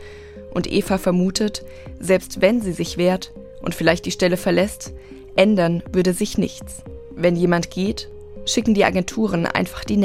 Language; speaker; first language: German; native; German